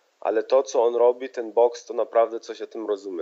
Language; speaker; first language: Polish; early bilingual, heritage; Polish